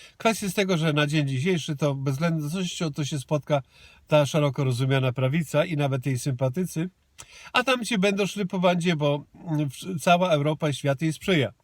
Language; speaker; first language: Polish; native; Polish